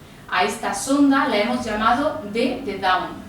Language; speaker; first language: Spanish; native; Spanish